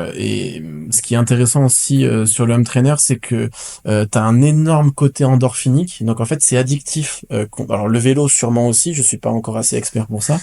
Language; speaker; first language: French; native; French